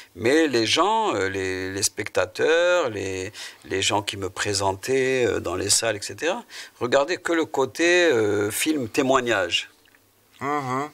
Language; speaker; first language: French; non-native, local second language; Arabic